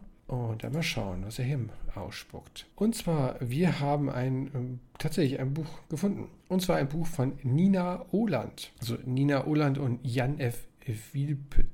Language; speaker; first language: German; native; German